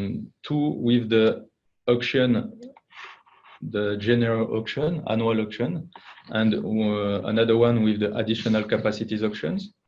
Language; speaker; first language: English; non-native, fluent; French